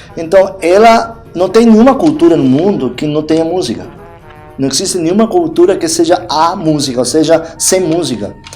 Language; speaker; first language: Portuguese; non-native, fluent; Spanish